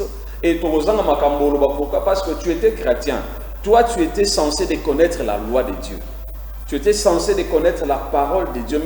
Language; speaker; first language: French; non-native, local second language; Lingala